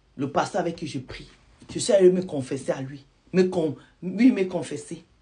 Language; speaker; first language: French; non-native, local second language; Lingala